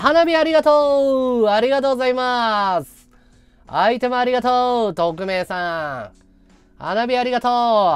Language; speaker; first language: Japanese; native; Japanese